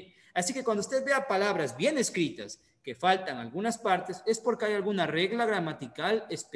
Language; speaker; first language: Spanish; native; Spanish